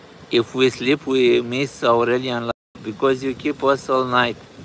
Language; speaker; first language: English; non-native, fluent; Romanian